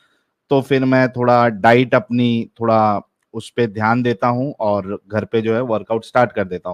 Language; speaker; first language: Hindi; native; Hindi